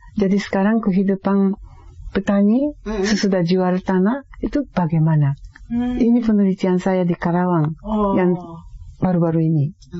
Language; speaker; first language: Indonesian; non-native, fluent; Japanese